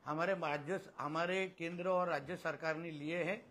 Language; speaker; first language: Hindi; non-native, local second language; Marathi